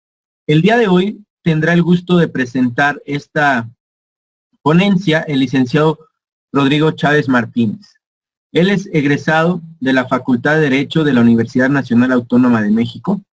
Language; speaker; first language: Spanish; native; Spanish